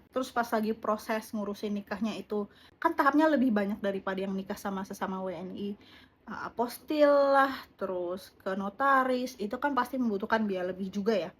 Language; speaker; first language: Indonesian; native; Indonesian